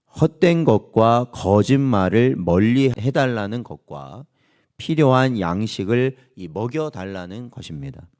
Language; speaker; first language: Korean; native; Korean